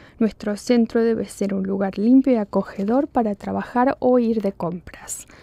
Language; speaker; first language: Spanish; early bilingual, heritage; Spanish